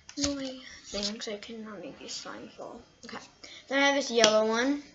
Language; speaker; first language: English; native; English